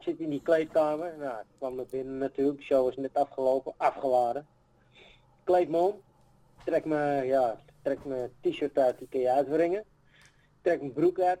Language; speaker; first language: Dutch; native; Dutch